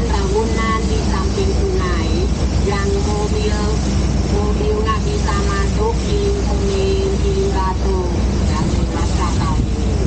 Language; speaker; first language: Indonesian; non-native, fluent; Thai